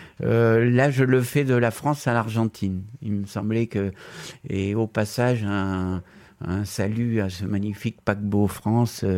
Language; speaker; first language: French; non-native, fluent; Spanish